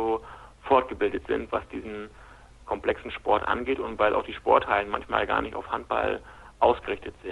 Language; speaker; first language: German; native; German